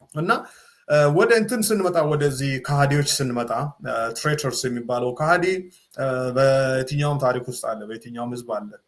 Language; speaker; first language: Amharic; non-native, local second language; Sidamo